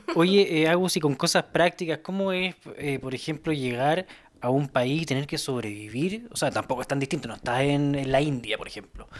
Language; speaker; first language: Spanish; native; Spanish